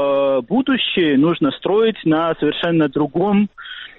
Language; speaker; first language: Russian; non-native, fluent; Georgian